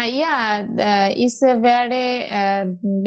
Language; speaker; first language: German; non-native, learner; Bangla